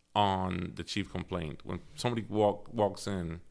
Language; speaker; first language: English; early bilingual, other home language; Spanish